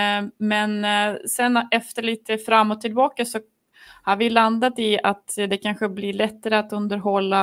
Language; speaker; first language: Swedish; non-native, fluent; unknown